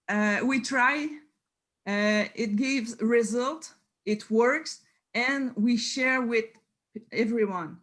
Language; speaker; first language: English; non-native, learner; French